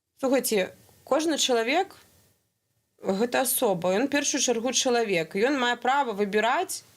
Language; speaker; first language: Belarusian; non-native, local second language; Russian